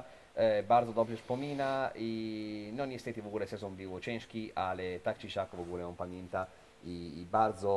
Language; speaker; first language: Polish; non-native, fluent; Italian